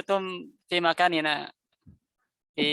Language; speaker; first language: Arabic; non-native, learner; Indonesian